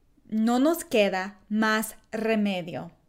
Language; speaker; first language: Spanish; non-native, fluent; English